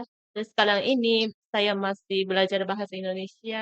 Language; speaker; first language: Indonesian; non-native, learner; Japanese